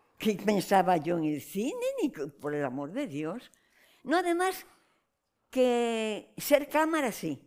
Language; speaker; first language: Spanish; non-native, local second language; Galician